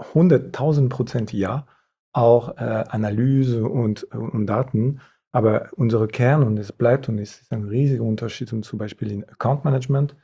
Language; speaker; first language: German; non-native, fluent; French